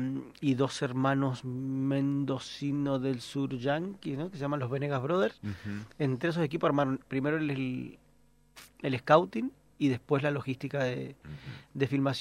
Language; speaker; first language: Spanish; native; Spanish